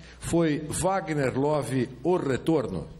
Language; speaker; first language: Portuguese; native; Portuguese